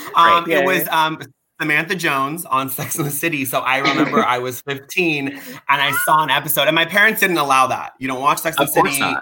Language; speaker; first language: English; early bilingual, other home language; Persian